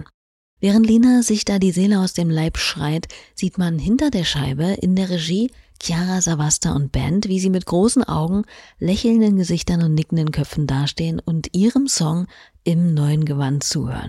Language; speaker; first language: German; native; German